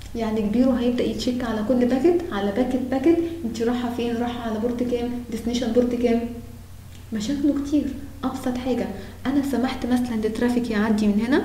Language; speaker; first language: Arabic; native; Arabic